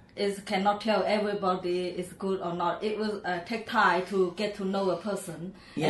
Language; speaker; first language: English; non-native, learner; Chinese